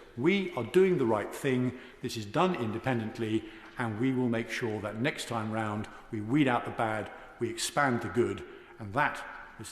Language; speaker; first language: English; native; English